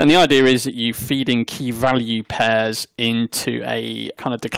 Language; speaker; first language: English; native; English